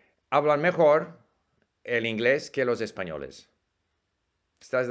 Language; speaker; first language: Spanish; non-native, fluent; English